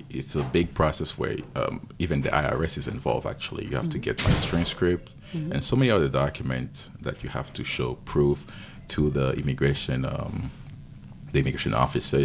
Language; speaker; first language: English; non-native, fluent; Haitian Creole